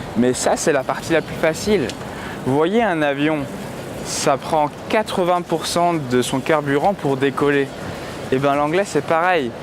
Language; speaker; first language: French; native; French